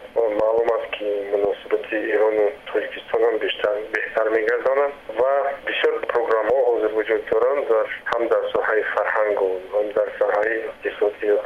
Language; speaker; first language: Tajik; native; Tajik